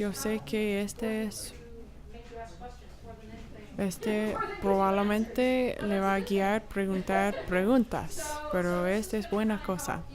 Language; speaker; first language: Spanish; non-native, fluent; English